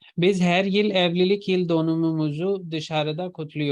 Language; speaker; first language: Turkish; non-native, fluent; Urdu